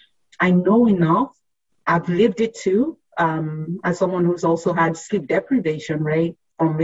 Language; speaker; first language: English; non-native, local second language; Yoruba